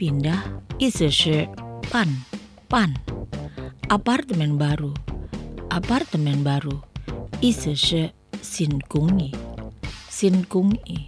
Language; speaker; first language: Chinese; non-native, fluent; Indonesian